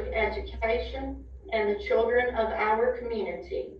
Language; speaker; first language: English; native; English